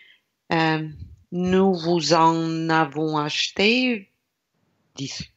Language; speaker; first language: French; non-native, learner; Russian